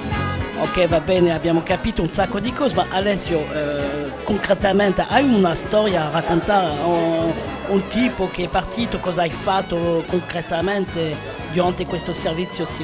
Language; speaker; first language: Italian; non-native, learner; French